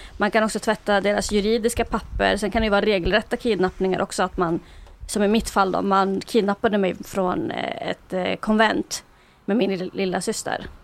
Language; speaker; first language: Swedish; early bilingual, other home language; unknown